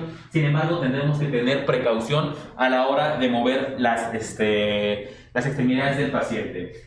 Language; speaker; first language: Spanish; native; Spanish